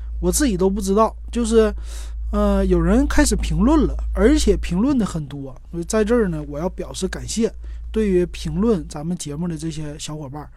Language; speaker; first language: Chinese; native; Chinese